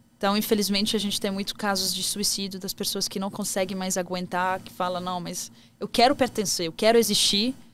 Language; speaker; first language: Portuguese; non-native, fluent; Arabic